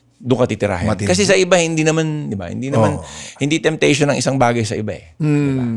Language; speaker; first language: Filipino; native; Filipino